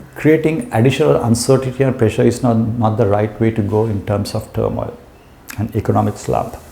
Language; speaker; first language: English; non-native, local second language; Sinhala